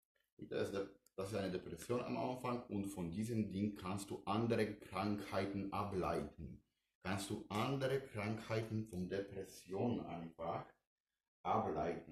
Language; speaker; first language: German; non-native, fluent; Polish